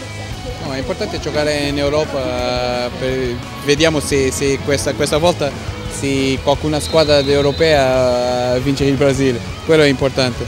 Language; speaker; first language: Italian; non-native, learner; Portuguese